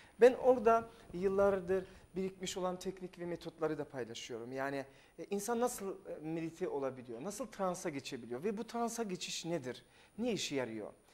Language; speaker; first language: Turkish; non-native, fluent; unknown